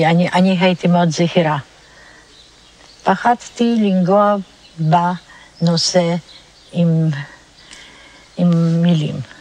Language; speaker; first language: Hebrew; non-native, fluent; Polish